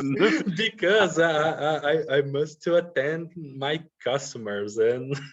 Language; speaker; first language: English; non-native, learner; Portuguese